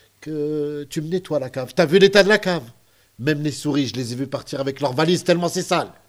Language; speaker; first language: French; early bilingual, other home language; Arabic